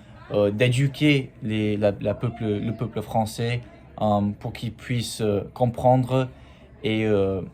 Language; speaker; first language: French; non-native, fluent; English